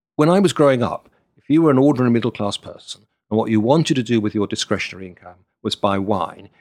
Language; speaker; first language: English; native; English